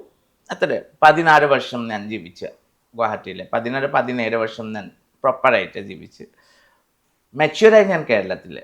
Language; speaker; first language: Malayalam; non-native, fluent; Assamese